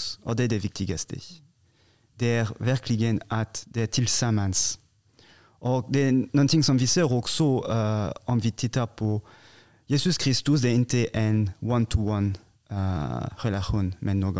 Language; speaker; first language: Swedish; non-native, fluent; French